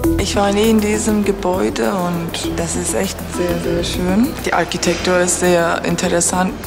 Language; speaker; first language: German; non-native, fluent; Turkish